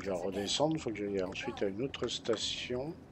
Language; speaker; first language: French; native; French